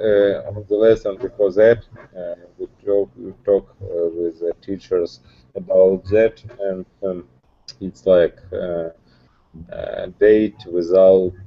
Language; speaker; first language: English; non-native, learner; Russian